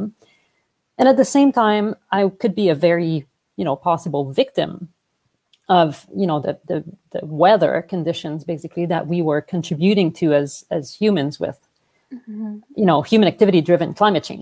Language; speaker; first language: English; non-native, fluent; French